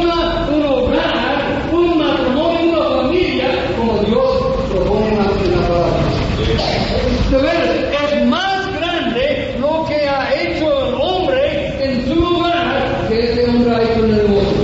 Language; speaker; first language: Spanish; non-native, fluent; English